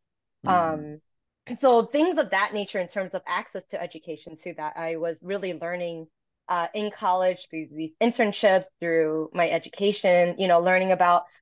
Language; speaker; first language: English; early bilingual, other home language; Cantonese